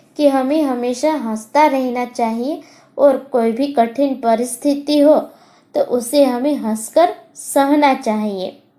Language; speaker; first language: Hindi; non-native, local second language; Gujarati